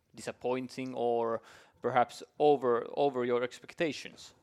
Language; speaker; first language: English; non-native, fluent; Finnish